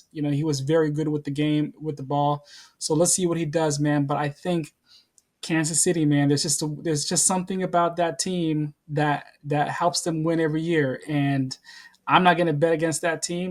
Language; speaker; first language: English; native; English